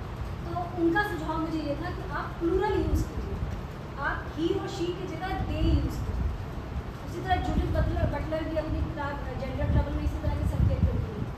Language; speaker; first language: Hindi; native; Hindi